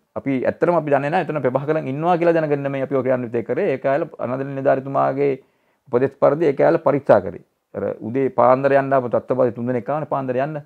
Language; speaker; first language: Sinhala; native; Sinhala